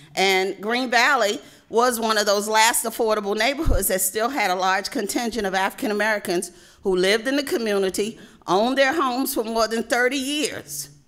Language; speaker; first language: English; native; English